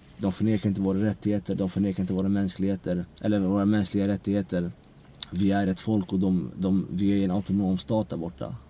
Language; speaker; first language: Swedish; early bilingual, other home language; Central Kurdish